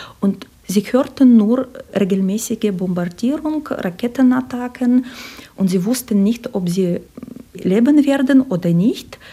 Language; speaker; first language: German; non-native, fluent; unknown